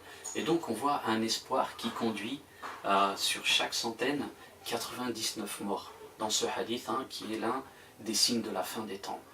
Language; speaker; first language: French; native; French